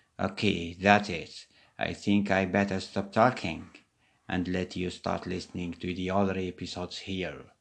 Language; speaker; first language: English; non-native, fluent; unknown